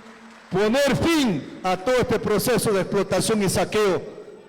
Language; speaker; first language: Spanish; native; Spanish